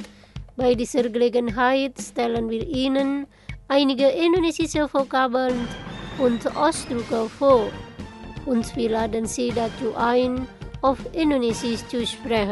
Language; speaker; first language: German; non-native, fluent; Indonesian